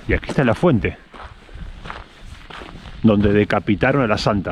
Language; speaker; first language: Spanish; native; Spanish